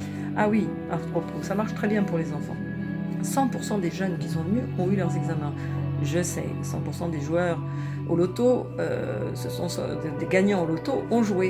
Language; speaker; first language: French; native; French